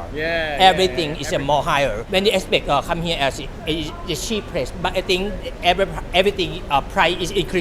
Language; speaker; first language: English; non-native, learner; Thai